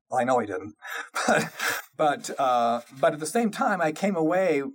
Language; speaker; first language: English; native; English